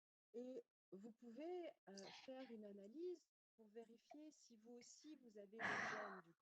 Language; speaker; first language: French; native; French